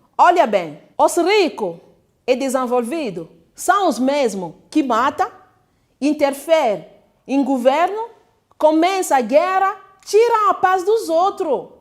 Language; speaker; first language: Portuguese; non-native, fluent; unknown